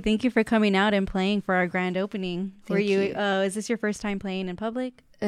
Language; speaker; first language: English; early bilingual, other home language; Spanish